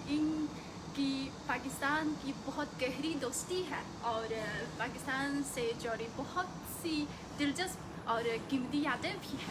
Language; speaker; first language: Hindi; non-native, fluent; Chinese